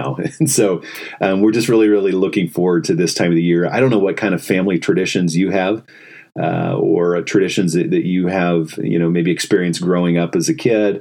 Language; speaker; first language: English; native; English